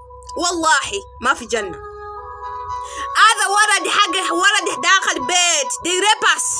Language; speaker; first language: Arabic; non-native, learner; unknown